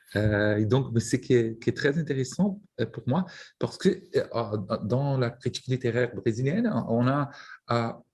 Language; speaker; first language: French; non-native, fluent; Portuguese